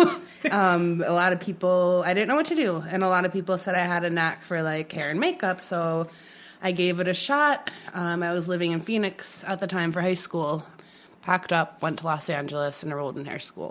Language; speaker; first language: English; native; English